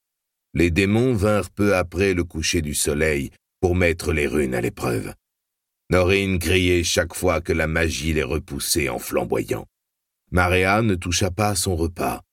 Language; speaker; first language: French; native; French